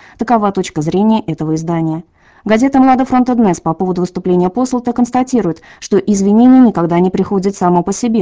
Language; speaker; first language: Russian; native; Russian